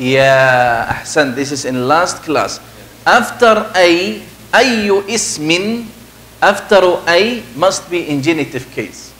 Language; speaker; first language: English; non-native, fluent; Arabic